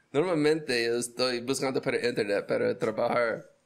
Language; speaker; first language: Spanish; non-native, learner; English